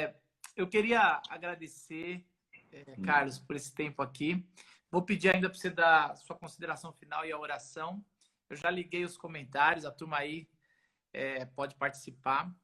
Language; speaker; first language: Portuguese; native; Portuguese